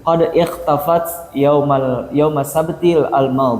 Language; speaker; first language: Arabic; non-native, learner; Indonesian